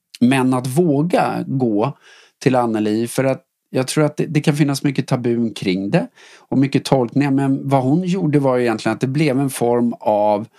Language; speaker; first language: Swedish; native; Swedish